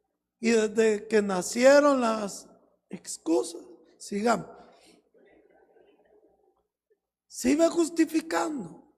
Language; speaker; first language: Spanish; native; Spanish